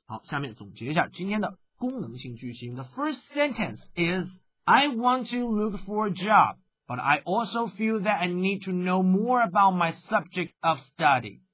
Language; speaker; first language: English; non-native, fluent; Chinese